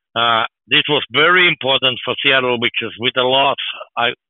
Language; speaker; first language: English; non-native, fluent; Finnish